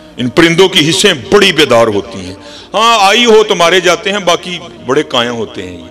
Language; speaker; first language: Urdu; non-native, local second language; Punjabi